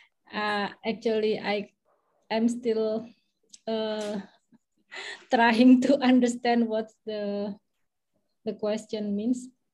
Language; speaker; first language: English; non-native, fluent; Indonesian